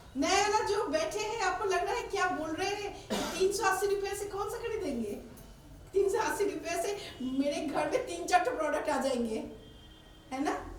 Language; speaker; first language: Hindi; non-native, local second language; Bangla